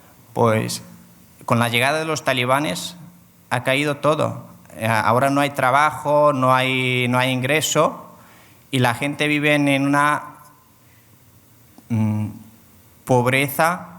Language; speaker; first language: Spanish; non-native, fluent; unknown